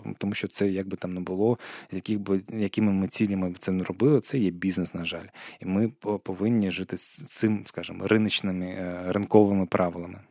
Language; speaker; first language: Ukrainian; non-native, local second language; Crimean Tatar